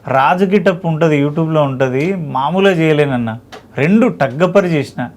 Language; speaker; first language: Telugu; native; Telugu